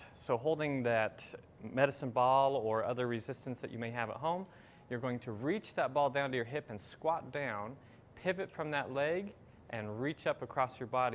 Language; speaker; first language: English; native; English